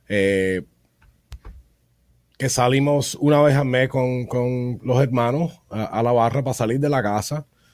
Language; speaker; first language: Spanish; early bilingual, heritage; Spanish